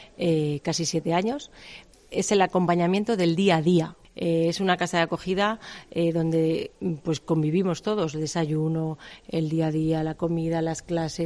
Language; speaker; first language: Spanish; native; Spanish